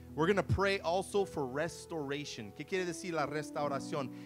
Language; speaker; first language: Spanish; early bilingual, heritage; Spanish